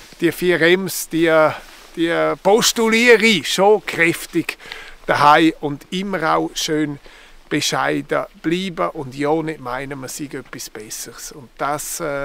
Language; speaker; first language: German; non-native, local second language; Romansh